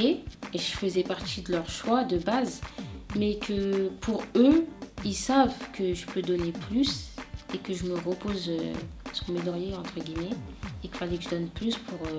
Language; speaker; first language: French; native; French